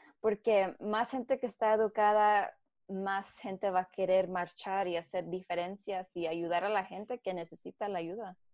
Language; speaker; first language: Spanish; early bilingual, heritage; Spanish